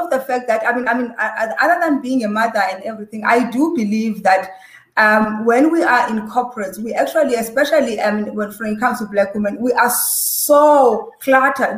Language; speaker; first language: English; non-native, local second language; Xhosa